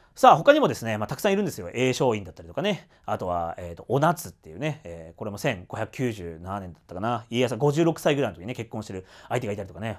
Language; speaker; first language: Japanese; native; Japanese